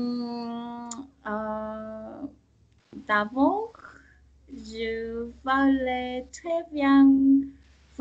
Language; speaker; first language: French; non-native, learner; Korean